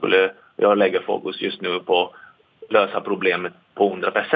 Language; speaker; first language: Swedish; non-native, fluent; Italian